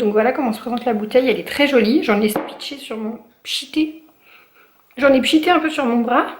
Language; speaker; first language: French; native; French